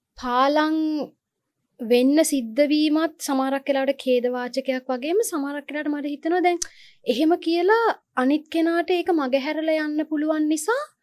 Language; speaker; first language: Sinhala; non-native, local second language; Tamil